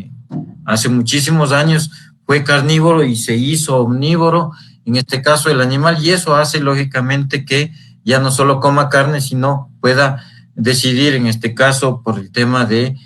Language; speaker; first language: Spanish; native; Spanish